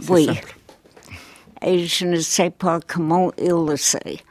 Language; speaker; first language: French; non-native, fluent; English